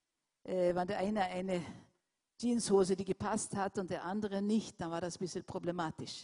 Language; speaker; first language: German; non-native, fluent; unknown